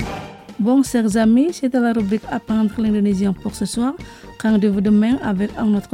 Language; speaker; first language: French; non-native, local second language; Indonesian